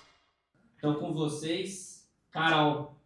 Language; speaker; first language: Portuguese; native; Portuguese